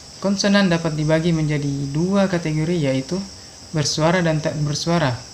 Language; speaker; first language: Indonesian; native; Indonesian